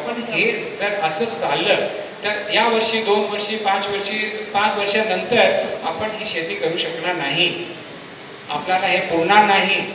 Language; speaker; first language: Marathi; non-native, local second language; Hindi